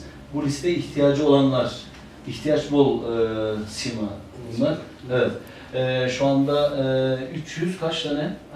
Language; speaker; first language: Turkish; native; Turkish